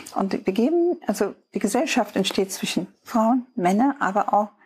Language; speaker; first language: German; non-native, fluent; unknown